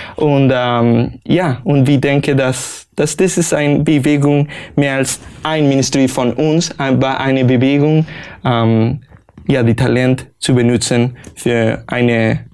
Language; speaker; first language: German; non-native, learner; Spanish